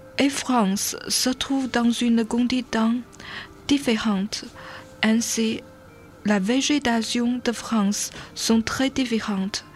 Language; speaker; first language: French; non-native, learner; Chinese